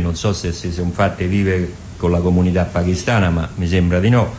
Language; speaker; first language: Italian; native; Italian